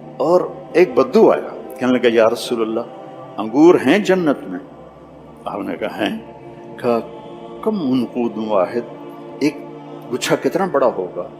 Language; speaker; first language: Urdu; non-native, local second language; Punjabi